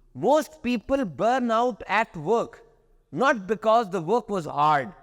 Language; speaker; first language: English; non-native, local second language; Urdu